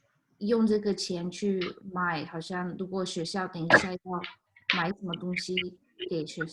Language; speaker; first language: Chinese; early bilingual, heritage; Chinese